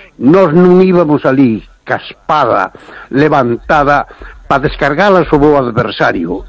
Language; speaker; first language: Galician; native; Galician